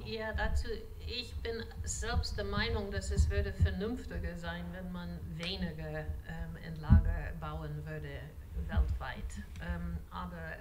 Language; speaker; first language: German; non-native, fluent; English